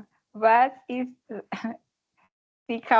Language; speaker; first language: German; non-native, learner; Filipino